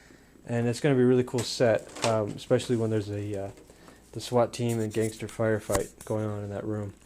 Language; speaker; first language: English; native; English